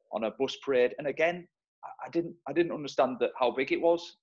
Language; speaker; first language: English; native; English